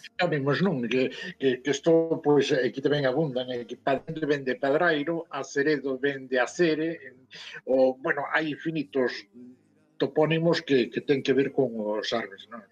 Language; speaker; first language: Galician; native; Galician